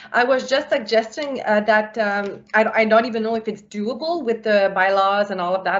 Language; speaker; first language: English; non-native, local second language; French